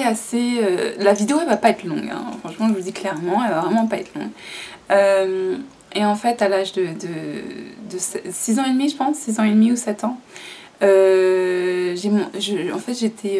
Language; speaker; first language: French; native; French